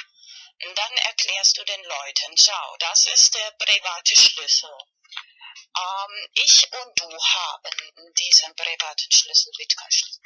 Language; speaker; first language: German; non-native, fluent; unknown